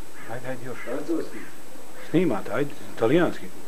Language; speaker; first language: Croatian; native; Croatian